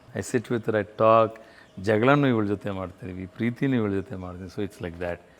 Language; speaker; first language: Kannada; native; Kannada